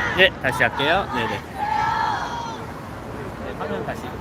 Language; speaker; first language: Korean; native; Korean